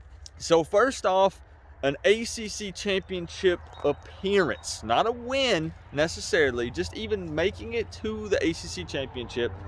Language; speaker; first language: English; native; English